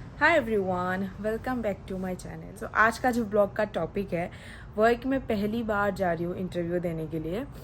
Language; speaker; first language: Hindi; non-native, local second language; Odia